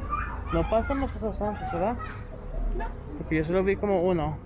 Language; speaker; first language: Spanish; non-native, learner; English